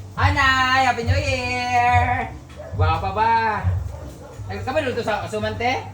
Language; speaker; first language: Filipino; non-native, local second language; Cebuano